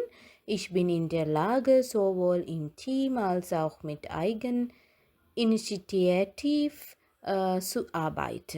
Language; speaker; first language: German; non-native, fluent; Sinhala